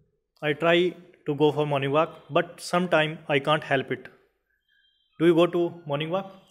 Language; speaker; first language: English; non-native, learner; Hindi